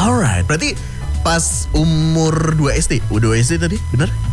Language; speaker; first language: Indonesian; native; Indonesian